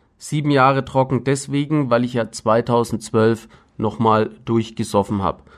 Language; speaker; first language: German; native; German